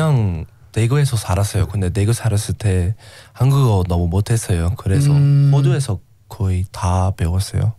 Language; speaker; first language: Korean; non-native, learner; English